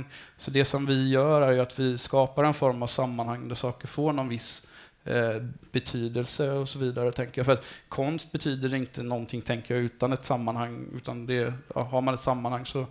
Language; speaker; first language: Swedish; native; Swedish